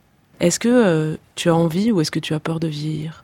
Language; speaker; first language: French; native; French